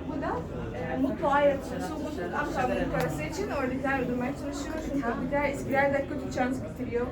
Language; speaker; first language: Turkish; non-native, learner; Arabic